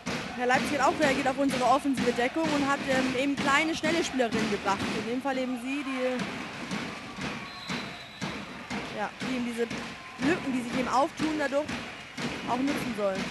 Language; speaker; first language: German; native; German